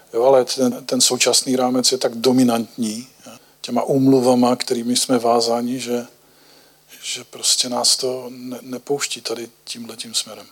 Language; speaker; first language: Czech; native; Czech